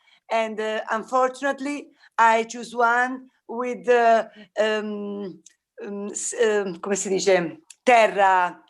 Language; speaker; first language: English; non-native, learner; Italian